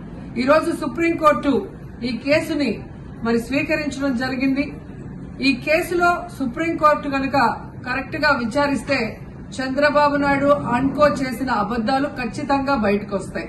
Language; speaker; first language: Telugu; native; Telugu